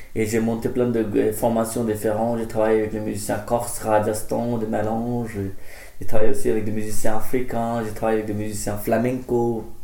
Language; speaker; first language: French; non-native, fluent; Hindi